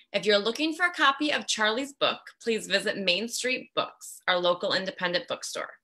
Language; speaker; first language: English; native; English